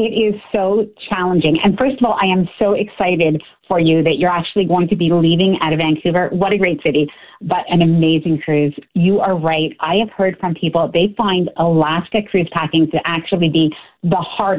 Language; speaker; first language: English; native; English